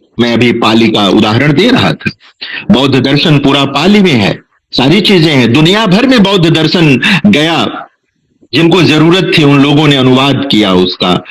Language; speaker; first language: Hindi; non-native, local second language; Bhojpuri